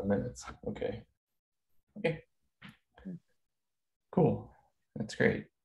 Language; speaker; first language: English; native; English